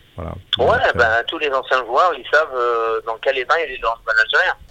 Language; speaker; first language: French; non-native, local second language; Arabic